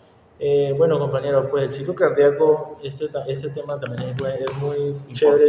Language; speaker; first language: Spanish; native; Spanish